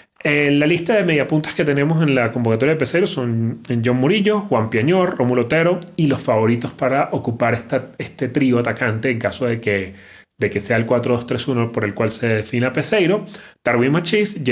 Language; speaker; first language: Spanish; native; Spanish